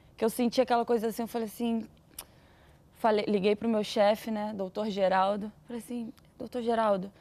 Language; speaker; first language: Portuguese; native; Portuguese